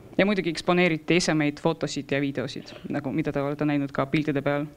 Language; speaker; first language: Estonian; non-native, local second language; Russian